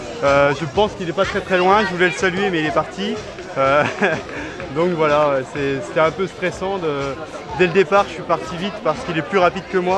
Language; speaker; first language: French; native; French